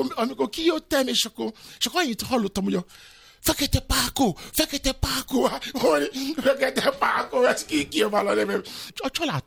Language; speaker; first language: Hungarian; non-native, fluent; Yoruba